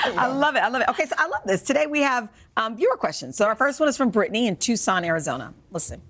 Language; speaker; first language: English; native; English